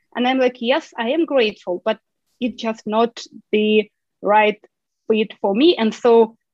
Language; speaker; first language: English; non-native, fluent; Ukrainian